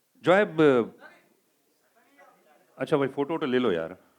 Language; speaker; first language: Hindi; native; Hindi